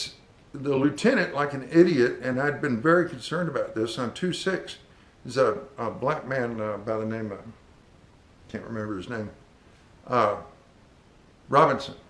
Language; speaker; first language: English; native; English